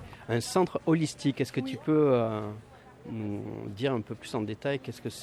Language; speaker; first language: French; native; French